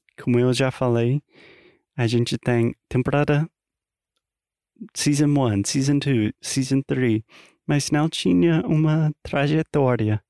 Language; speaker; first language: Portuguese; non-native, fluent; English